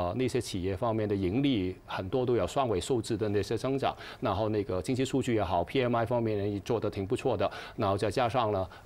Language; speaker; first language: Chinese; non-native, fluent; Cantonese